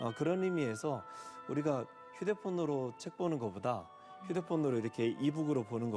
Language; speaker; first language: Korean; native; Korean